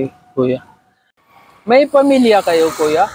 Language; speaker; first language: Filipino; non-native, learner; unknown